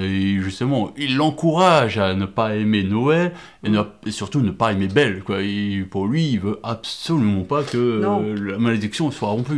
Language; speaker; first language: French; native; French